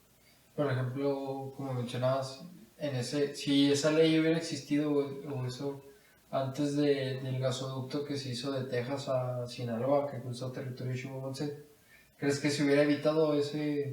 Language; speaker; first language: Spanish; native; Spanish